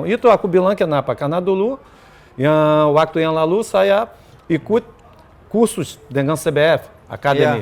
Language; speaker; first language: Indonesian; non-native, fluent; Portuguese